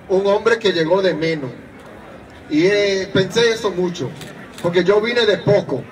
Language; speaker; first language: Spanish; early bilingual, heritage; Spanish